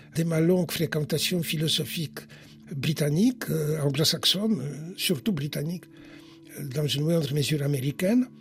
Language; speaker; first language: French; non-native, fluent; Polish